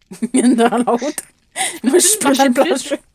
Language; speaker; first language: French; native; French